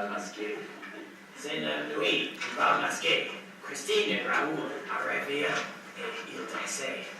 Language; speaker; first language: French; non-native, learner; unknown